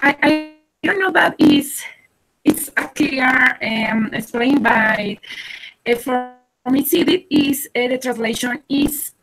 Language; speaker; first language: English; non-native, learner; Spanish